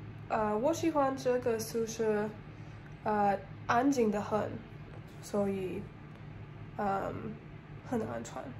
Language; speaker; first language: Chinese; non-native, learner; English